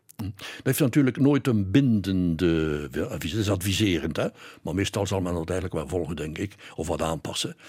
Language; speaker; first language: Dutch; native; Dutch